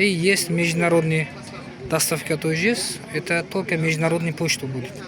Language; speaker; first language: Russian; non-native, learner; Uzbek